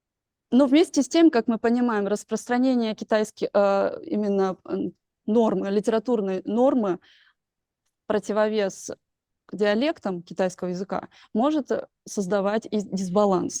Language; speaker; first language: Russian; native; Russian